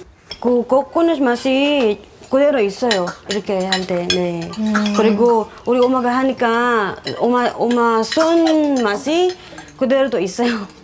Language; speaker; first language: Korean; non-native, learner; Filipino